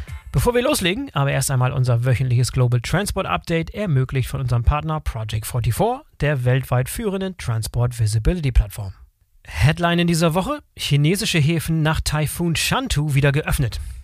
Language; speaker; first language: German; native; German